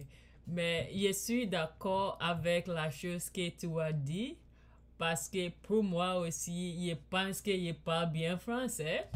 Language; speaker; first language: French; non-native, learner; English